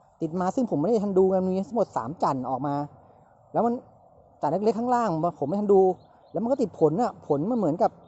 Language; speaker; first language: Thai; native; Thai